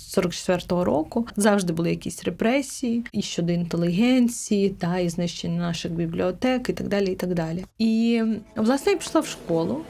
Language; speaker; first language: Ukrainian; non-native, local second language; Crimean Tatar